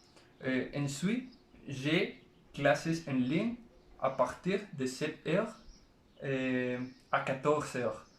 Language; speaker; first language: French; non-native, learner; Spanish